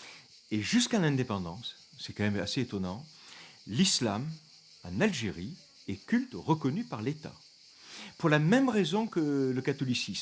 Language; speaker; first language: French; native; French